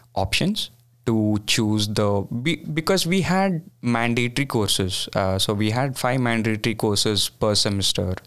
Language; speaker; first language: English; non-native, local second language; Kannada